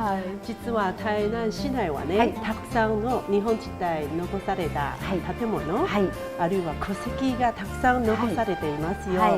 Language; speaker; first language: Japanese; non-native, fluent; Chinese